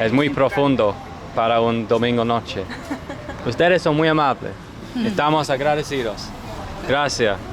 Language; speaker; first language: Spanish; non-native, learner; English